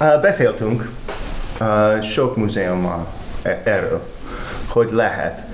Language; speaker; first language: Hungarian; non-native, learner; English